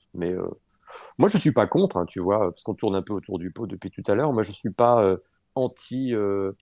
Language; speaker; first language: French; native; French